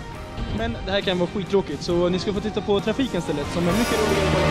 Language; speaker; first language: Swedish; early bilingual, other home language; Nepali